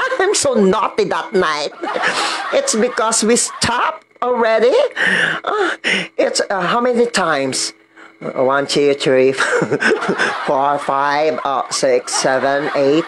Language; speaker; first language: English; non-native, learner; Filipino